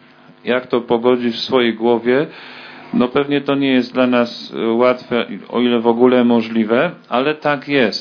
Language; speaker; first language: Polish; native; Polish